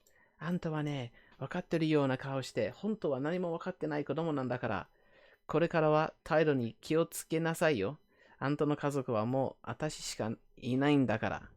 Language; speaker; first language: Japanese; non-native, fluent; English